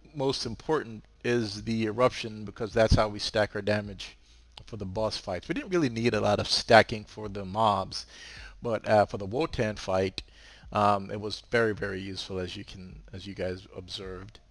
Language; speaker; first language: English; native; English